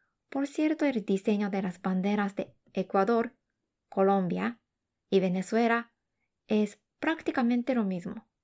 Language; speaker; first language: Spanish; non-native, fluent; Japanese